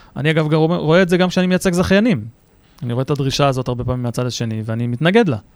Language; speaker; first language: Hebrew; native; Hebrew